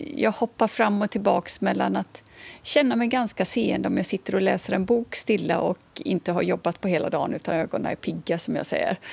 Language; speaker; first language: Swedish; native; Swedish